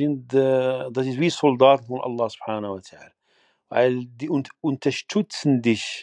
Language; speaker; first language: German; non-native, fluent; Arabic